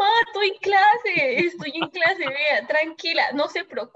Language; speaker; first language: Spanish; native; Spanish